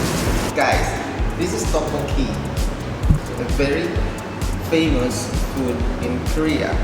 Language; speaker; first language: English; non-native, local second language; Filipino